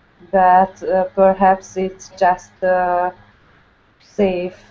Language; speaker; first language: English; non-native, learner; Hungarian